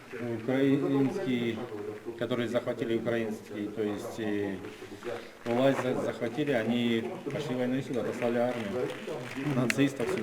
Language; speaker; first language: Russian; native; Russian